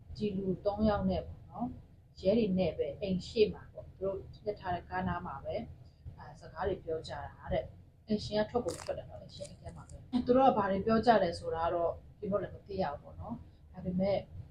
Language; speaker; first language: Burmese; non-native, local second language; Tedim Chin